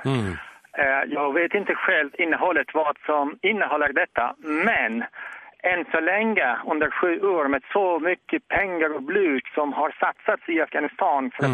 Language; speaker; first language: Swedish; non-native, fluent; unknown